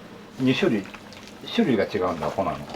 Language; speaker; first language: Japanese; native; Japanese